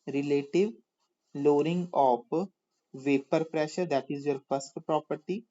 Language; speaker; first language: English; non-native, local second language; Punjabi